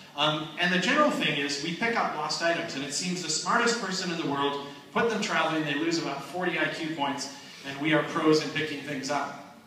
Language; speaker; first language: English; native; English